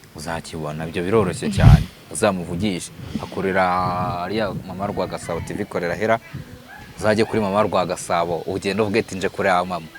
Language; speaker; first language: Kinyarwanda; native; Kinyarwanda